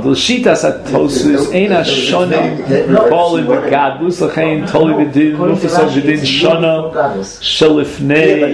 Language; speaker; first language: Hebrew; non-native, fluent; English